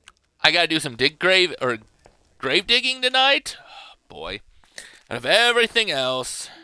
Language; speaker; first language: English; native; English